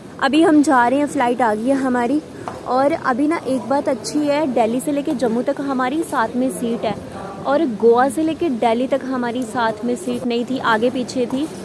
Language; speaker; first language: Hindi; native; Hindi